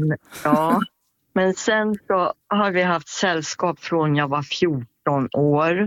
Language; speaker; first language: Swedish; native; Swedish